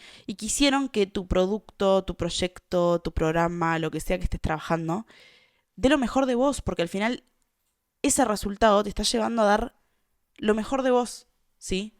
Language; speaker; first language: Spanish; native; Spanish